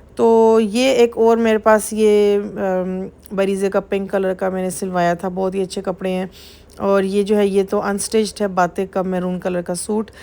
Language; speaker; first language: Urdu; native; Urdu